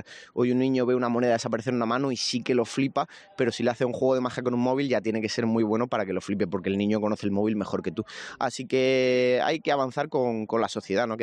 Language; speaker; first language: Spanish; native; Spanish